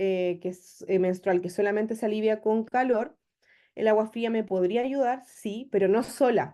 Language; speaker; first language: Spanish; native; Spanish